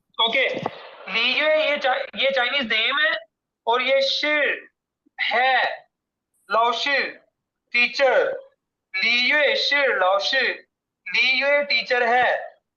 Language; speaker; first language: Urdu; non-native, local second language; Punjabi